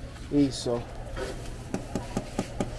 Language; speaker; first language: Portuguese; non-native, learner; English